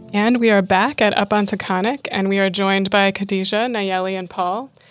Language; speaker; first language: English; native; English